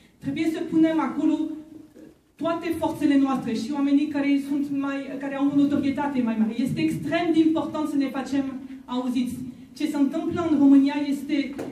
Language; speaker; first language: Romanian; non-native, fluent; French